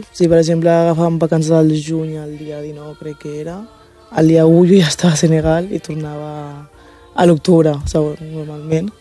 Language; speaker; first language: Catalan; early bilingual, other home language; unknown